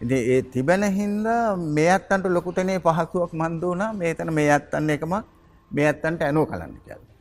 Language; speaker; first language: Sinhala; native; Sinhala